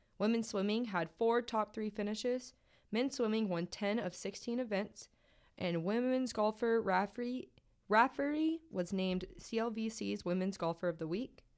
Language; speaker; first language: English; native; English